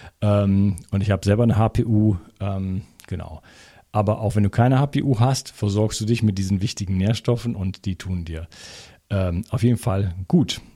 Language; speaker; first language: German; native; German